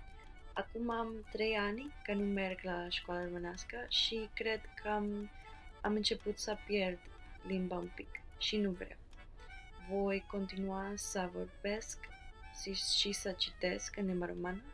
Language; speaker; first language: Romanian; non-native, learner; Spanish